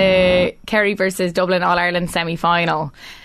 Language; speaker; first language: English; native; English